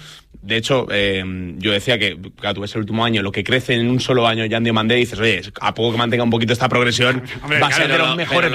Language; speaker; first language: Spanish; native; Spanish